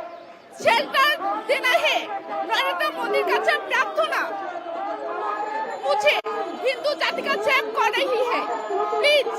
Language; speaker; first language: Hindi; non-native, learner; Bangla